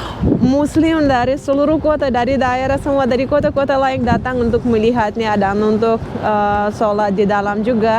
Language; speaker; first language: Indonesian; non-native, fluent; Russian